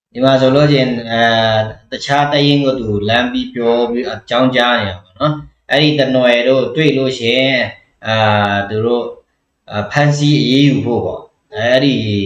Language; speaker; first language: Burmese; non-native, local second language; Pa'o Karen